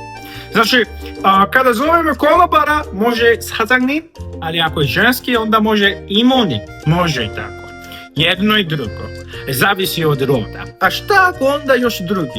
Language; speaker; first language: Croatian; non-native, fluent; Korean